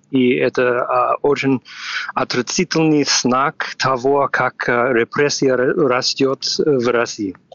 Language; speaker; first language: Russian; non-native, fluent; English